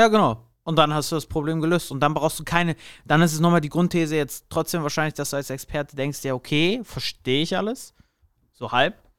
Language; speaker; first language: German; native; German